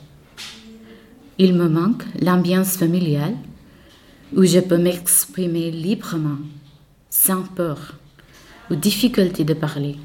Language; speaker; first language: French; non-native, learner; Marathi